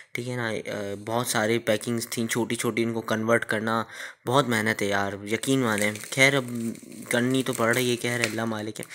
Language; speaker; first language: Urdu; native; Urdu